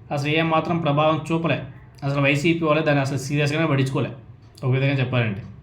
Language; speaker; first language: Telugu; native; Telugu